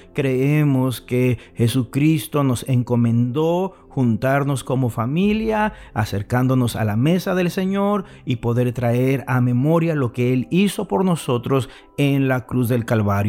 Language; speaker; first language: Spanish; native; Spanish